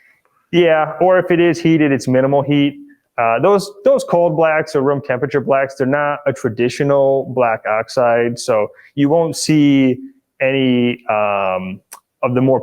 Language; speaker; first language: English; native; English